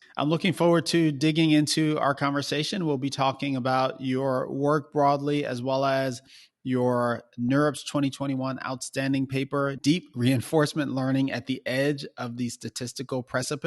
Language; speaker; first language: English; native; English